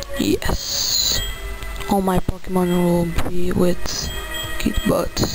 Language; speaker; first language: English; non-native, learner; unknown